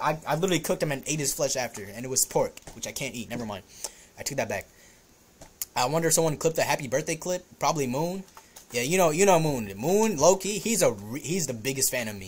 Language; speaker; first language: English; native; English